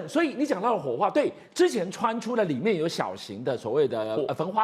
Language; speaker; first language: Chinese; native; Chinese